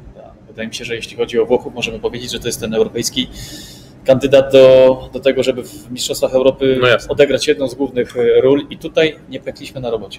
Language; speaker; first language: Polish; native; Polish